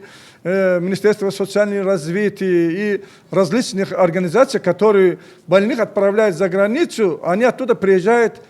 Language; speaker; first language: Russian; native; Russian